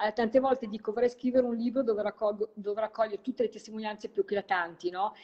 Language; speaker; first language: Italian; native; Italian